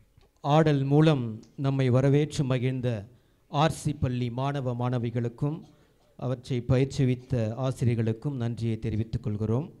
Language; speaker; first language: Tamil; native; Tamil